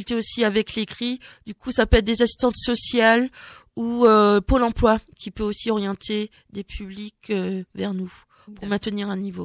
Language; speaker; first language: French; native; French